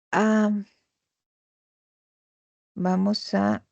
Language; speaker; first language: Spanish; native; Spanish